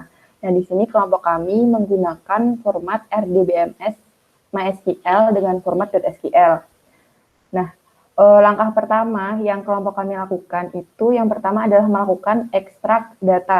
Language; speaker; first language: Indonesian; native; Indonesian